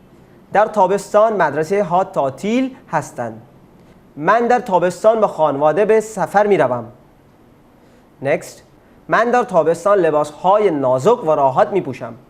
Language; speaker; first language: Persian; non-native, fluent; Urdu